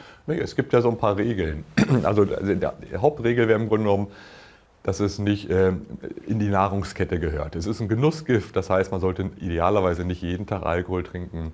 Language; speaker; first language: German; native; German